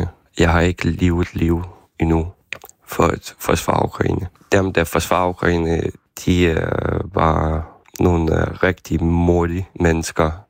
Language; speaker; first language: Danish; non-native, fluent; Ukrainian